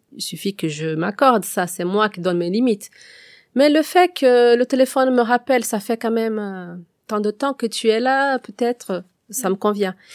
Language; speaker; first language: French; non-native, fluent; Portuguese